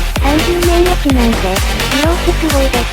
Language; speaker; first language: Japanese; native; Japanese